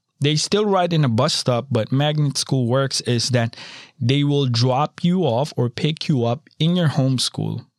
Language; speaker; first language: English; non-native, local second language; Filipino